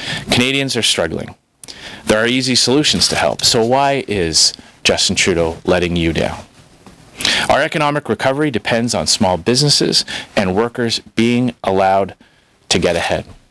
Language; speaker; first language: English; native; English